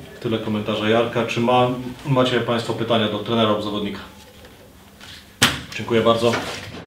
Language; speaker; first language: Polish; native; Polish